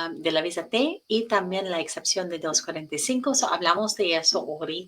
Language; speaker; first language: Spanish; non-native, learner; English